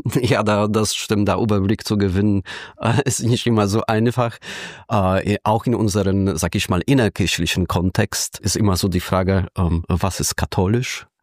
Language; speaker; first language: German; non-native, fluent; Polish